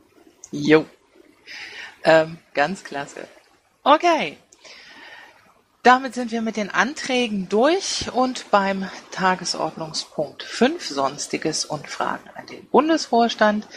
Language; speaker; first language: German; native; German